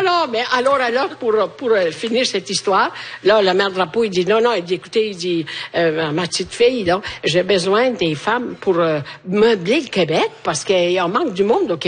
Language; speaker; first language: French; native; French